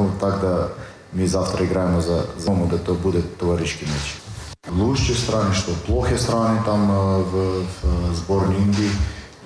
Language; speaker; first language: Russian; non-native, learner; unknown